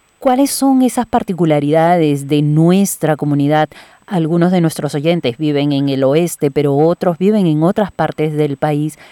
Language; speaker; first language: Spanish; native; Spanish